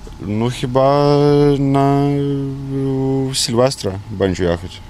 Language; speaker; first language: Polish; non-native, learner; Ukrainian